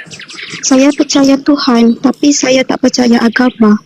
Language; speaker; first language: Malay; non-native, local second language; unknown